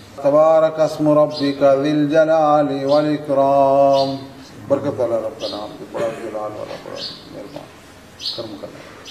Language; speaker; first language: Urdu; non-native, local second language; Punjabi